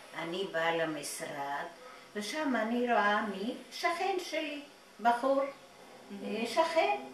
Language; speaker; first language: Hebrew; non-native, fluent; Yiddish